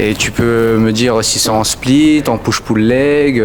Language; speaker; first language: French; native; French